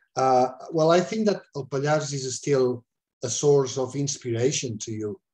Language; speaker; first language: English; non-native, fluent; Catalan